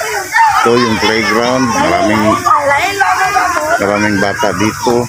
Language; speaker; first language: Filipino; non-native, local second language; Cebuano